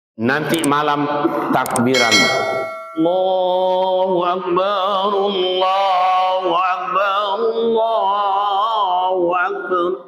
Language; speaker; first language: Malay; native; Malay